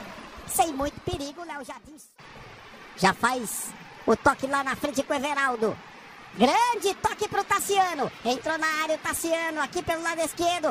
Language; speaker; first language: Portuguese; native; Portuguese